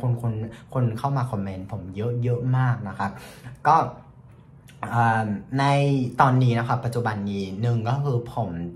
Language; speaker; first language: Thai; non-native, fluent; Vietnamese